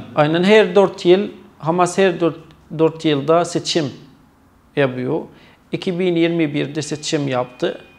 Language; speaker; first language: Turkish; non-native, fluent; Arabic